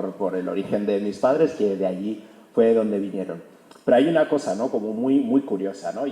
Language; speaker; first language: Spanish; early bilingual, other home language; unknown